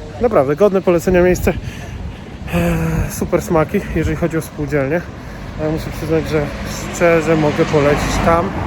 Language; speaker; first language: Polish; native; Polish